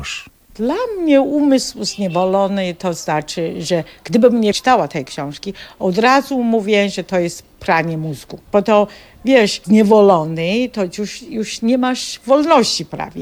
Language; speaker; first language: Polish; non-native, fluent; Chinese